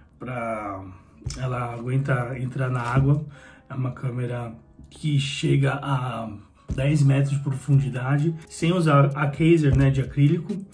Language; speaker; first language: Portuguese; native; Portuguese